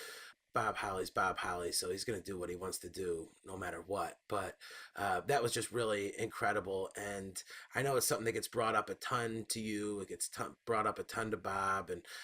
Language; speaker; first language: English; native; English